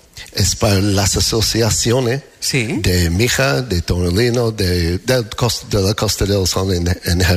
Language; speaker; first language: Spanish; non-native, fluent; English